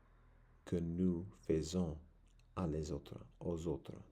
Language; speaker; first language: French; non-native, learner; English